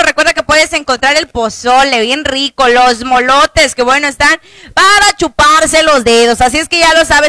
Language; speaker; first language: Spanish; native; Spanish